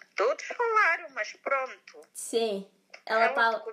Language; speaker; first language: Portuguese; native; Portuguese